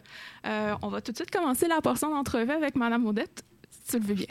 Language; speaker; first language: French; native; French